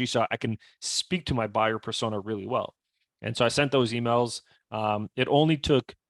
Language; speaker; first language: English; native; English